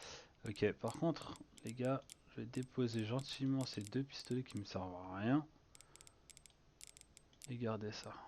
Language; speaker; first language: French; native; French